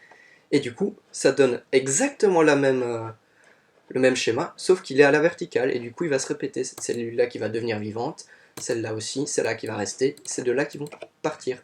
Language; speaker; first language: French; native; French